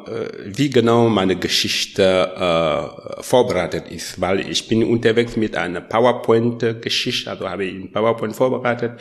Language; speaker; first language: German; non-native, learner; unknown